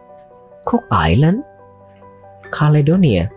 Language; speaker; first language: English; non-native, learner; Indonesian